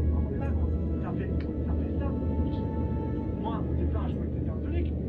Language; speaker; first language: French; native; French